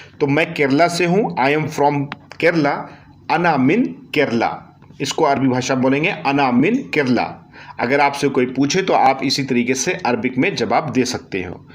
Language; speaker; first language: Hindi; native; Hindi